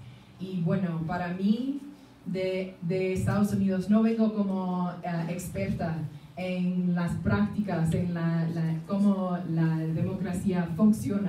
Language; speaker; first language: Spanish; non-native, fluent; English